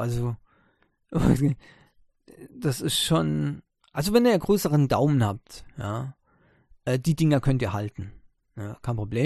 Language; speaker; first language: German; native; German